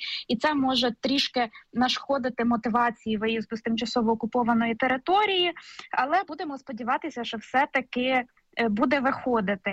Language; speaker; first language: Ukrainian; native; Ukrainian